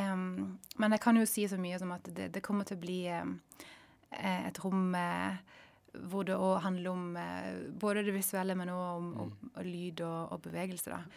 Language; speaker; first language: Norwegian; native; Norwegian